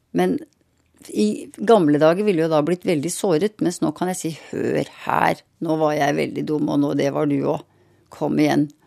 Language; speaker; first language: Norwegian; native; Norwegian